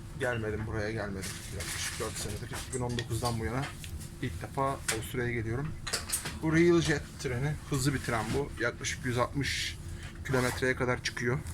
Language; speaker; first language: Turkish; early bilingual, heritage; Turkish